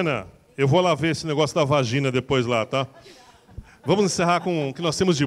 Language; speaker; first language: Portuguese; native; Portuguese